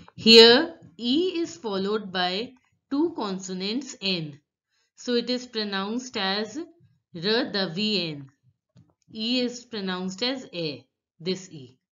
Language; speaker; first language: English; non-native, local second language; Hindi